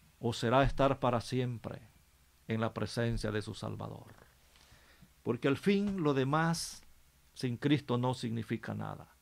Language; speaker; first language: Spanish; native; Spanish